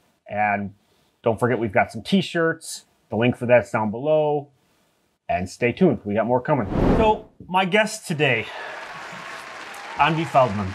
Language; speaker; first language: English; native; English